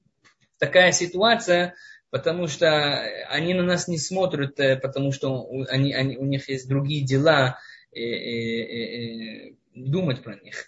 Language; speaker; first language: Russian; non-native, fluent; Hebrew